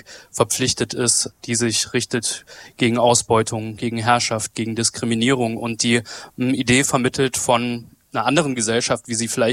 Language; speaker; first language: German; native; German